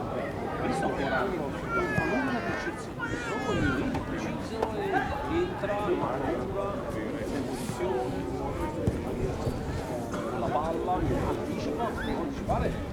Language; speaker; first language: Italian; native; Italian